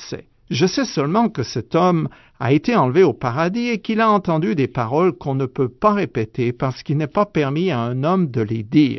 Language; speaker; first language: French; native; French